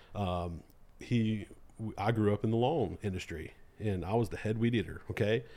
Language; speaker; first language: English; native; English